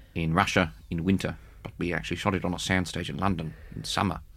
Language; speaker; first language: English; early bilingual, other home language; Spanish